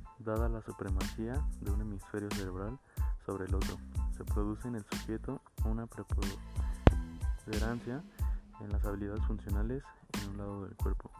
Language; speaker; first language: Spanish; native; Spanish